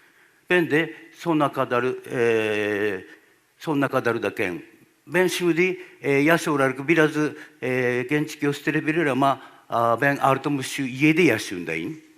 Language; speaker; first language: Turkish; non-native, learner; Japanese